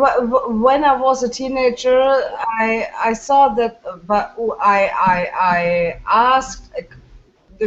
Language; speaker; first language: English; non-native, learner; French